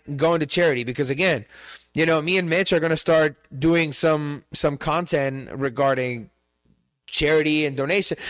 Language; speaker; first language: English; non-native, fluent; Spanish